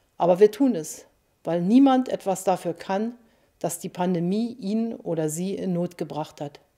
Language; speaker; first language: German; native; German